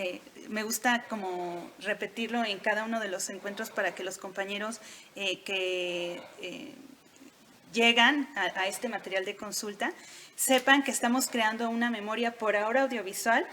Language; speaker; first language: Spanish; native; Spanish